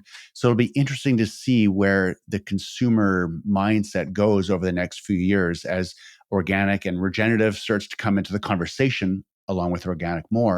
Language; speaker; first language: English; native; English